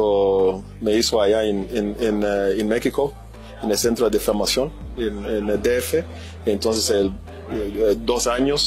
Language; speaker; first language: Spanish; non-native, fluent; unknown